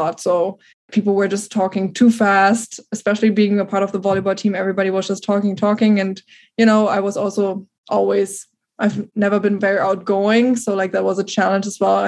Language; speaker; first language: English; non-native, fluent; German